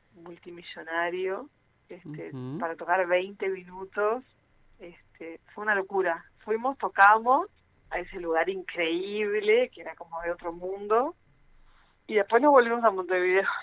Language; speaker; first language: Spanish; early bilingual, other home language; Portuguese